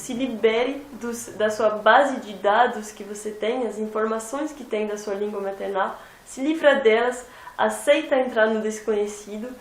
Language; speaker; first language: Portuguese; non-native, fluent; French